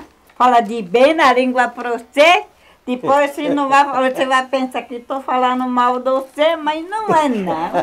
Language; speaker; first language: Portuguese; non-native, local second language; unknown